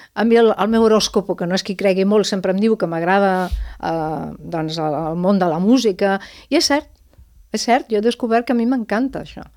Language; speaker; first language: Catalan; non-native, local second language; Spanish